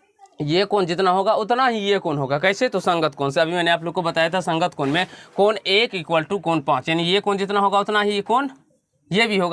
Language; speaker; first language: Hindi; native; Hindi